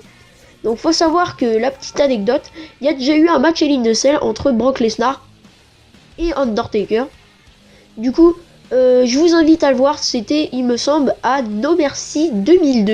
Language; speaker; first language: French; native; French